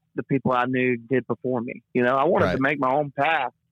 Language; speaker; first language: English; native; English